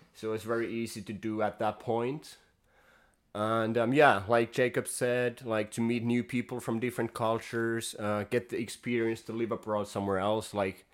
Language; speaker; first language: English; non-native, fluent; Finnish